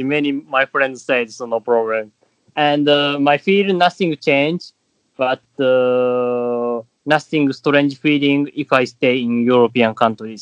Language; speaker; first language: English; non-native, learner; Japanese